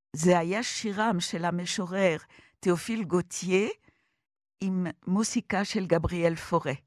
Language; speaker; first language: Hebrew; non-native, fluent; French